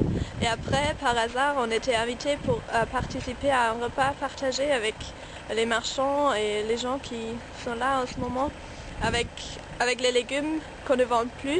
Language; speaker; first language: French; non-native, fluent; German